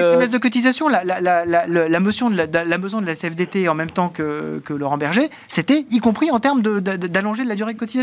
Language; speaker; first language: French; native; French